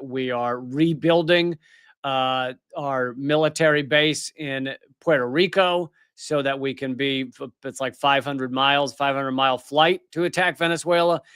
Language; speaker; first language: English; native; English